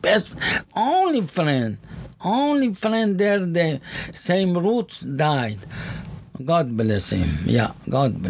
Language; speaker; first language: English; non-native, learner; Persian